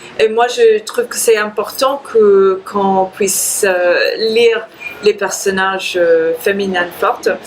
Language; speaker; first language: French; non-native, fluent; English